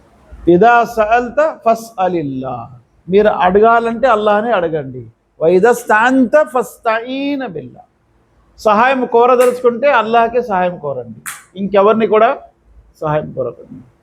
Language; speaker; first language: Telugu; non-native, local second language; Urdu